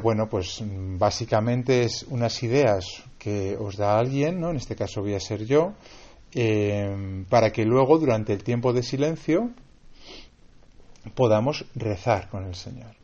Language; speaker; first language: Spanish; native; Spanish